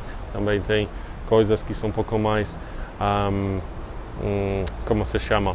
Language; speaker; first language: Portuguese; non-native, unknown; Polish